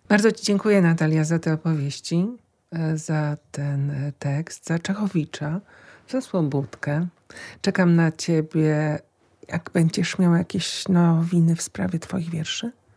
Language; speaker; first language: Polish; native; Polish